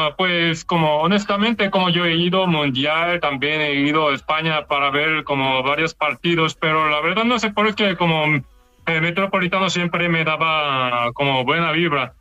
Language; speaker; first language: Spanish; non-native, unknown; Korean